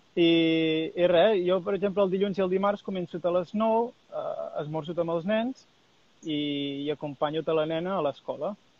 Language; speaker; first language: Catalan; native; Catalan